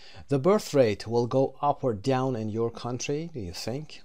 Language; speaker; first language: English; non-native, fluent; Persian